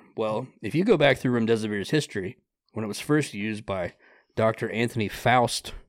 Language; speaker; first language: English; native; English